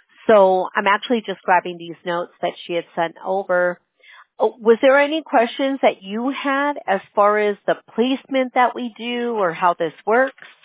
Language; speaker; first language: English; early bilingual, other home language; Spanish